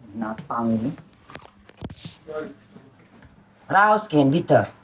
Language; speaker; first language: German; non-native, learner; Indonesian